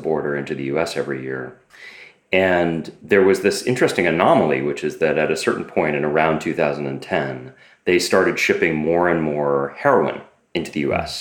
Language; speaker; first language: English; native; English